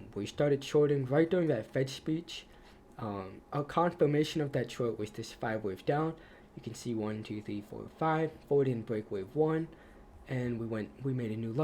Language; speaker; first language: English; native; English